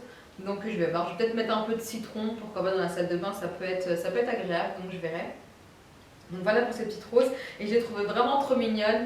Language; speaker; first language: French; native; French